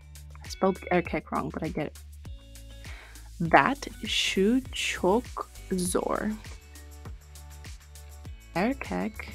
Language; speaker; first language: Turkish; non-native, learner; English